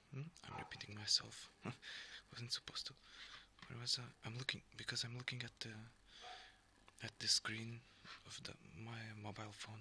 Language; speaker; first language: English; non-native, fluent; Portuguese